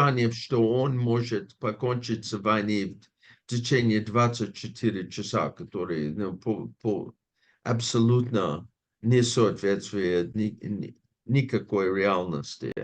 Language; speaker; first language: Russian; non-native, fluent; English